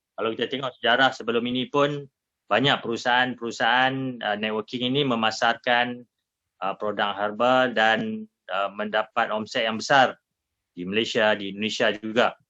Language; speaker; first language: Malay; native; Malay